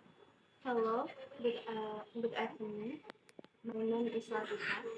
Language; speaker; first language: English; non-native, learner; Indonesian